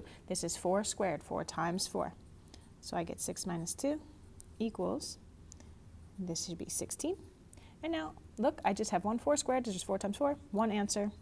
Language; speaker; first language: English; native; English